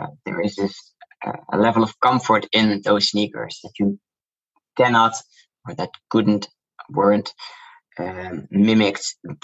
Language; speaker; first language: English; non-native, fluent; Dutch